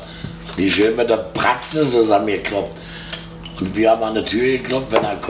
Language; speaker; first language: German; native; German